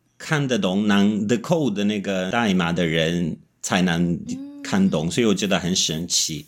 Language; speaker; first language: Chinese; non-native, fluent; Italian